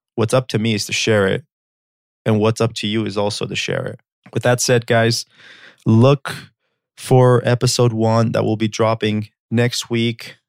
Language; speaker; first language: English; early bilingual, other home language; Armenian